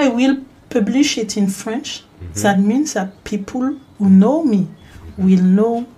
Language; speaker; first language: English; non-native, learner; French